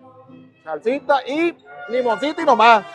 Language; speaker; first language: Spanish; native; Spanish